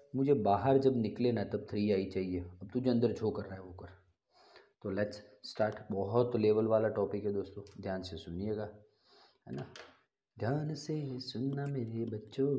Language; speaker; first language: Hindi; non-native, local second language; Gujarati